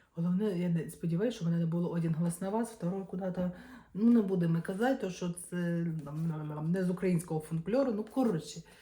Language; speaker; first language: Ukrainian; non-native, local second language; Russian